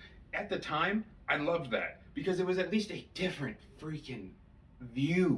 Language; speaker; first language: English; native; English